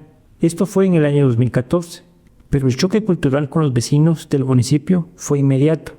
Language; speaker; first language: Spanish; native; Spanish